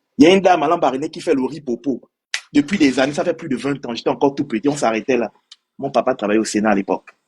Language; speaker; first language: French; native; French